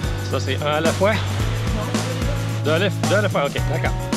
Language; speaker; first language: French; native; French